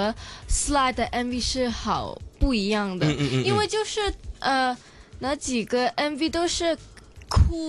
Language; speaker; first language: Chinese; non-native, local second language; Cantonese